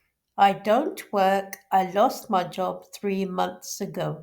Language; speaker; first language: English; non-native, local second language; Urdu